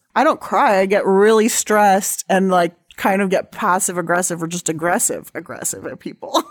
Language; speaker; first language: English; native; English